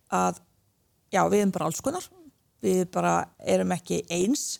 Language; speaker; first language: Icelandic; early bilingual, other home language; Bosnian